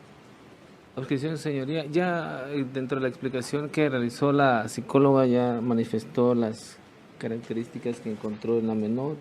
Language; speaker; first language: Spanish; native; Spanish